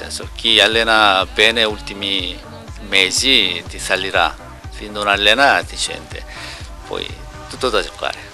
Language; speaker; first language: Italian; non-native, learner; Korean